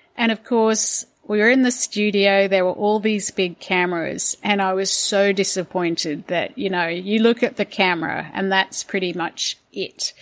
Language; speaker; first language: English; native; English